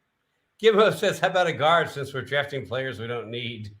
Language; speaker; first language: English; native; English